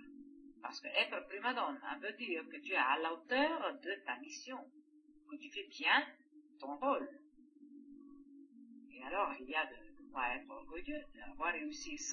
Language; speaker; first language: French; non-native, fluent; Greek